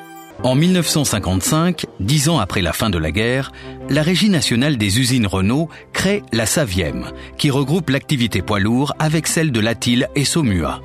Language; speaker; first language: French; native; French